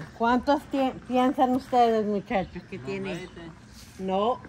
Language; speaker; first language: Spanish; native; Spanish